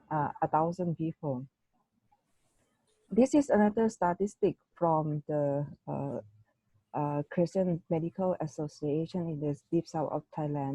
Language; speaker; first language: English; non-native, learner; Thai